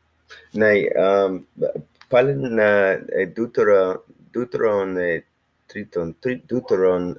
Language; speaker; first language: Greek; non-native, learner; English